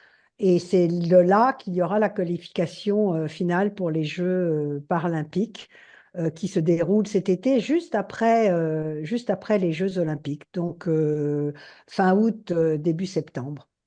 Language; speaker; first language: French; native; French